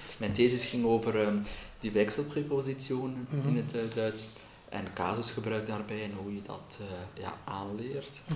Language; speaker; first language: Dutch; native; Dutch